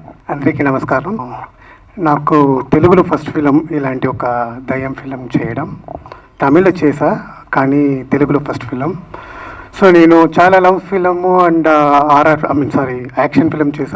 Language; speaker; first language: Telugu; non-native, fluent; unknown